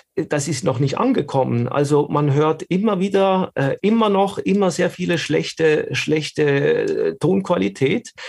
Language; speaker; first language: German; native; German